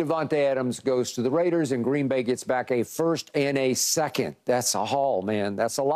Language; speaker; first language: English; native; English